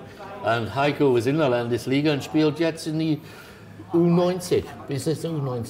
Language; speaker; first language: German; non-native, learner; English